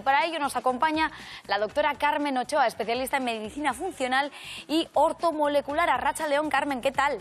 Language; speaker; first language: Spanish; native; Spanish